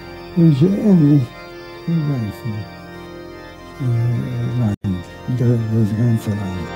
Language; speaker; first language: German; non-native, local second language; Hungarian